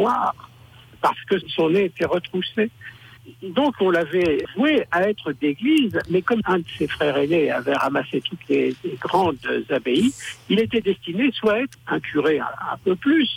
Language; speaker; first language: French; native; French